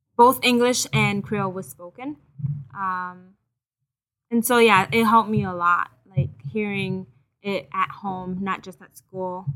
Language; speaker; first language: English; early bilingual, other home language; Haitian Creole